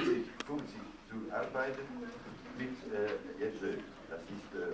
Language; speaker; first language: German; non-native, learner; Dutch